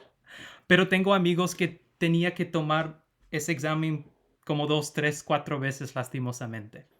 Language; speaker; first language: Spanish; non-native, fluent; English